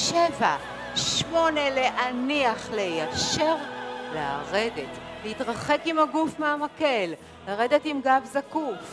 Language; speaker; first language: Hebrew; native; Hebrew